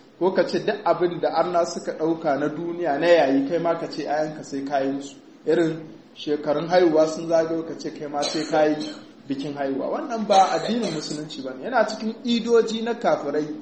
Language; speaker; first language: Hausa; native; Hausa